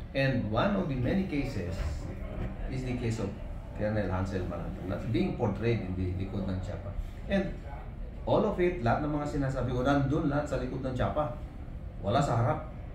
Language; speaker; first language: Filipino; non-native, local second language; Iloko